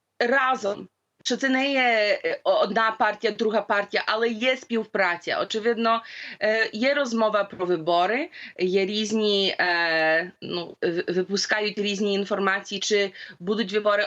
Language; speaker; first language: Ukrainian; early bilingual, heritage; Ukrainian